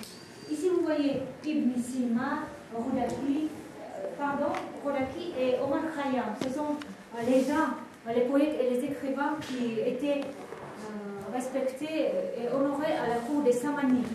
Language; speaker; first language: French; non-native, fluent; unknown